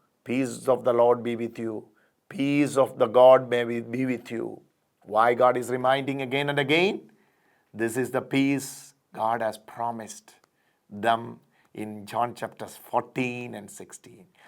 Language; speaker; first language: English; non-native, local second language; Malayalam